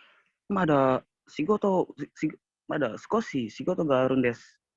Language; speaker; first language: Japanese; non-native, learner; Indonesian